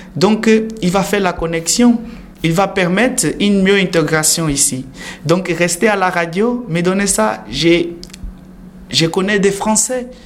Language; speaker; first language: French; non-native, learner; Portuguese